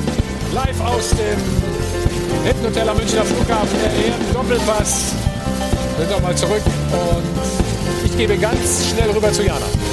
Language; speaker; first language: German; native; German